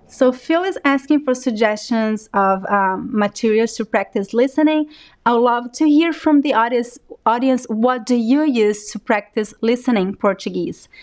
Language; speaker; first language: English; non-native, fluent; Portuguese